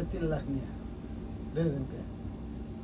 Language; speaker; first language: Hindi; non-native, learner; Bangla